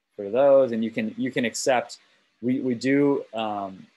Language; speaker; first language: English; native; English